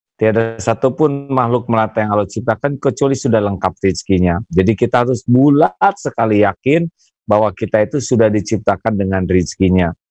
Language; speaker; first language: Indonesian; non-native, local second language; Sundanese